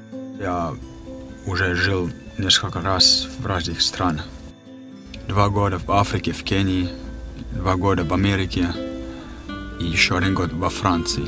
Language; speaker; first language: Russian; non-native, fluent; Finnish